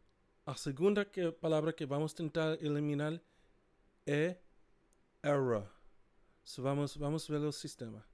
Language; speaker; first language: Portuguese; non-native, fluent; English